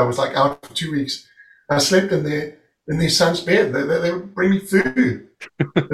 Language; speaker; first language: English; native; English